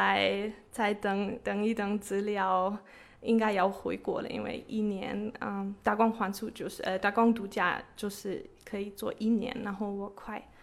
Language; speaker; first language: Chinese; non-native, fluent; German